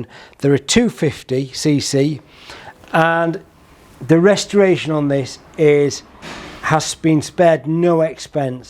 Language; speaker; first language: English; native; English